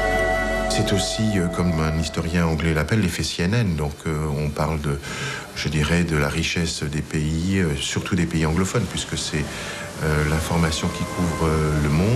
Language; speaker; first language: French; native; French